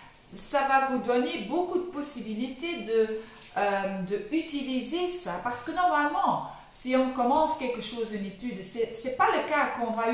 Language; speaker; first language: French; non-native, local second language; Dutch